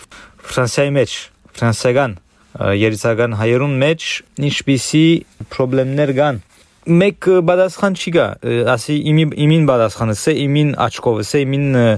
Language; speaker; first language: Armenian; early bilingual, heritage; Armenian